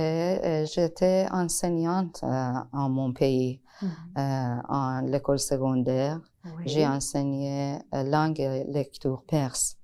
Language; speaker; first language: French; non-native, learner; Persian